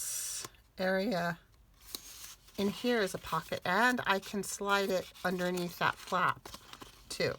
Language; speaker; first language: English; native; English